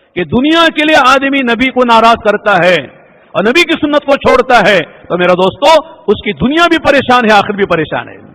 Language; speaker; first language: Urdu; native; Urdu